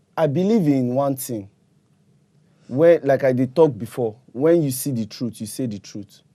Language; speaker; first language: Nigerian Pidgin; native; Nigerian Pidgin